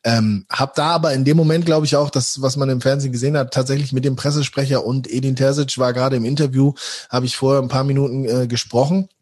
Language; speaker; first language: German; native; German